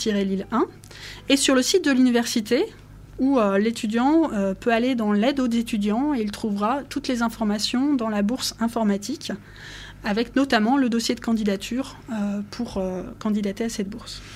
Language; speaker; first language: French; native; French